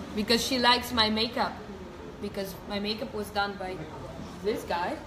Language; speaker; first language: English; non-native, fluent; Russian